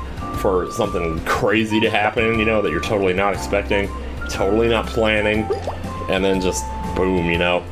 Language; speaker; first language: English; native; English